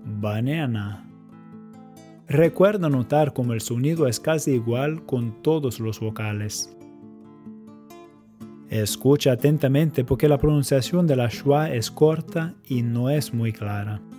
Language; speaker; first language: Spanish; non-native, fluent; English